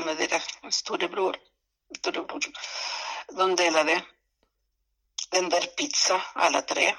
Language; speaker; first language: Swedish; non-native, fluent; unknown